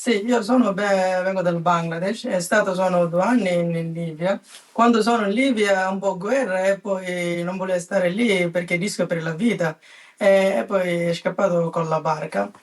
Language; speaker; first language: Italian; non-native, learner; Bangla